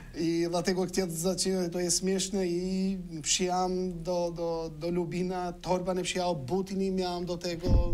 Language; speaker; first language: Polish; non-native, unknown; Albanian